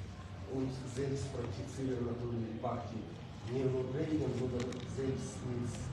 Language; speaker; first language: German; non-native, learner; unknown